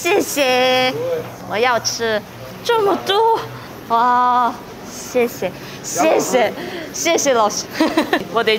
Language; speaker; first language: Chinese; non-native, learner; Korean